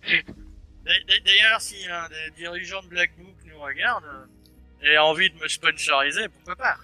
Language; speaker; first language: French; native; French